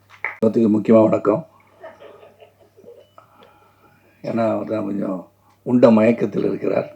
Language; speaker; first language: Tamil; native; Tamil